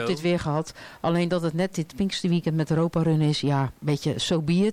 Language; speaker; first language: Dutch; native; Dutch